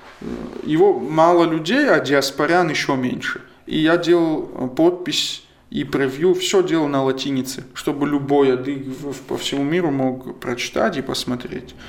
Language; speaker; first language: Russian; non-native, local second language; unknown